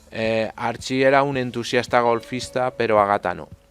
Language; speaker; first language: Spanish; native; Spanish